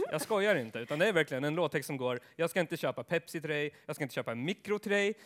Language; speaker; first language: Swedish; early bilingual, other home language; Kurdish